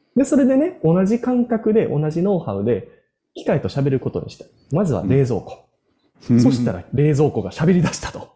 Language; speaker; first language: Japanese; native; Japanese